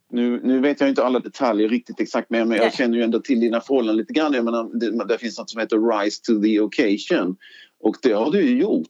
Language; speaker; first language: Swedish; native; Swedish